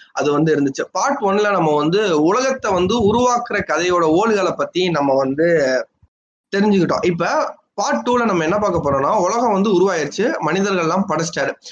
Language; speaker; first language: Tamil; non-native, local second language; Telugu